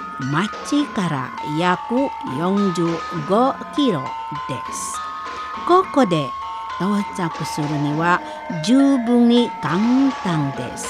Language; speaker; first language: Japanese; non-native, learner; Indonesian